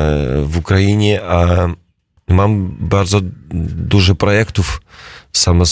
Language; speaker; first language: Polish; non-native, learner; Russian